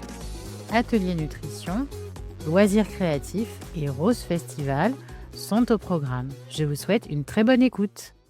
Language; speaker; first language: French; native; French